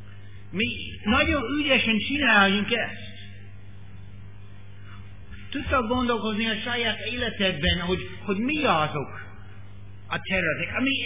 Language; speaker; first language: Hungarian; non-native, learner; English